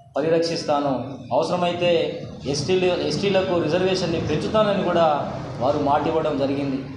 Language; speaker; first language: Telugu; non-native, local second language; Lambadi